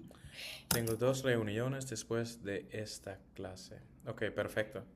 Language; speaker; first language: Spanish; non-native, learner; English